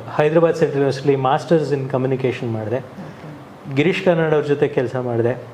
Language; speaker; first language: Kannada; native; Kannada